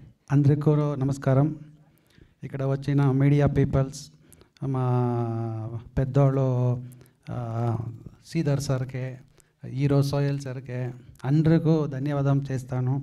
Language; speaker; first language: Telugu; non-native, learner; Kannada